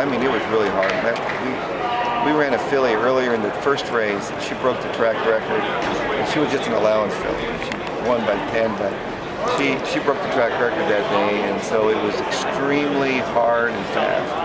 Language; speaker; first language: English; native; English